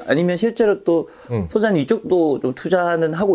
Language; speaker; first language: Korean; native; Korean